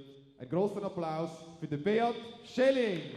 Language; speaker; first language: German; native; German